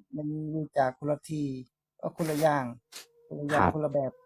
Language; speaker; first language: Thai; non-native, fluent; Khmer